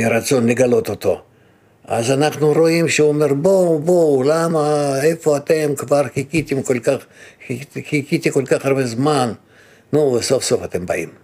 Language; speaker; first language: Hebrew; non-native, fluent; Russian